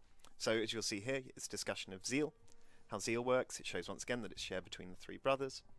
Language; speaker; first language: English; native; English